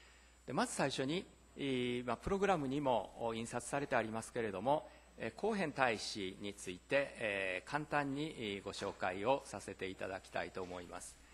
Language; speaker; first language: Japanese; native; Japanese